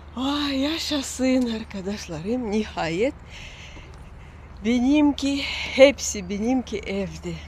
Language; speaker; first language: Turkish; non-native, learner; Russian